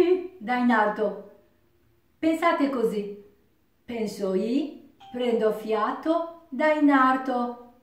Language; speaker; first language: Italian; non-native, learner; Japanese